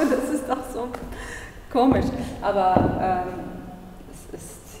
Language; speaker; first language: German; non-native, fluent; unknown